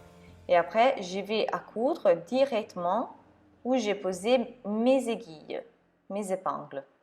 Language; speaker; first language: French; non-native, fluent; Italian